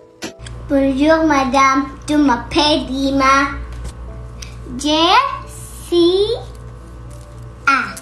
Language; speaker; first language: French; non-native, learner; Arabic